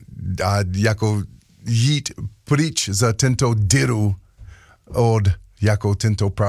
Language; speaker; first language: Czech; non-native, learner; English